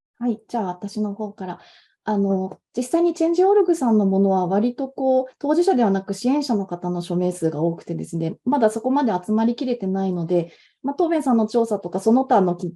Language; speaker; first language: Japanese; native; Japanese